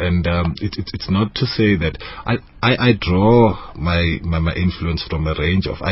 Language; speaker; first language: English; non-native, local second language; Zulu